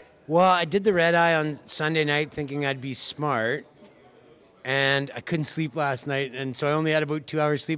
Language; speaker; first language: English; native; English